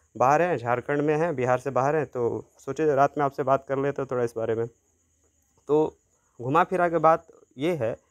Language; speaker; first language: Hindi; native; Hindi